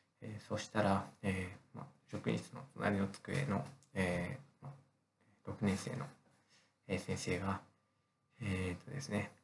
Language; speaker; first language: Japanese; native; Japanese